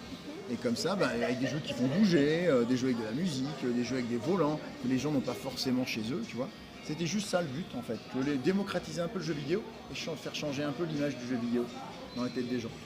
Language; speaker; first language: French; native; French